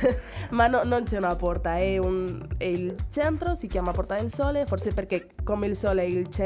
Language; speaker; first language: Italian; non-native, fluent; Spanish